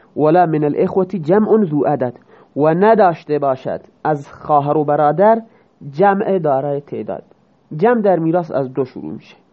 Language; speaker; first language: Persian; non-native, local second language; Baluchi